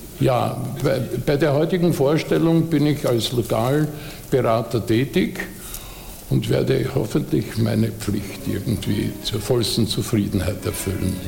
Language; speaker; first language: German; native; German